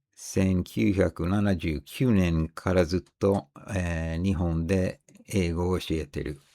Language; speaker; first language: Japanese; non-native, fluent; English